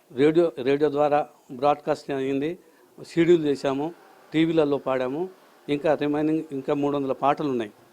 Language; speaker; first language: Telugu; non-native, local second language; Lambadi